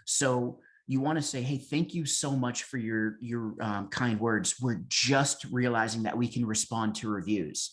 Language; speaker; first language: English; native; English